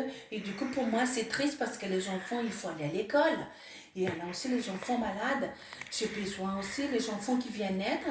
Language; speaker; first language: French; non-native, local second language; Malagasy